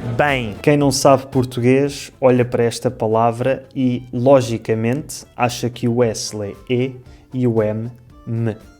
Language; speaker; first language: Portuguese; native; Portuguese